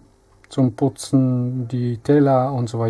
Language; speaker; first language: German; non-native, learner; Polish